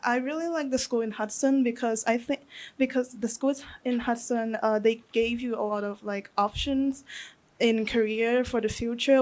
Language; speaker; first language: English; non-native, fluent; Thai